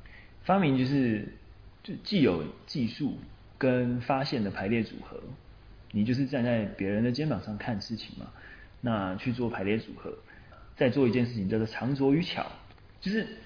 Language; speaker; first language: Chinese; native; Chinese